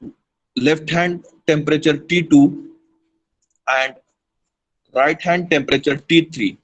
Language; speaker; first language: English; non-native, local second language; Hindi